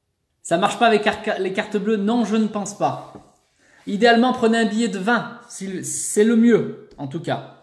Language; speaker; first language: French; native; French